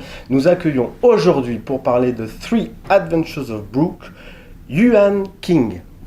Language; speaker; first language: French; native; French